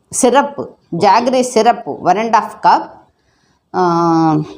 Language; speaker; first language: English; non-native, learner; Telugu